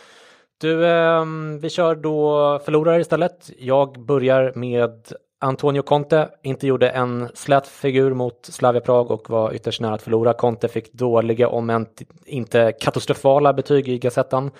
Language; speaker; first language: Swedish; native; Swedish